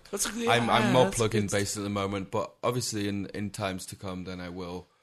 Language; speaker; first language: English; native; English